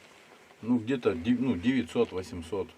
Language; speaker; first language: Russian; native; Russian